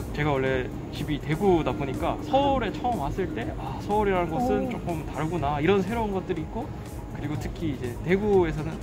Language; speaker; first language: Korean; native; Korean